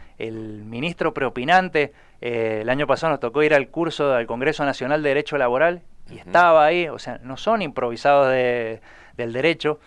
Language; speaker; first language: Spanish; native; Spanish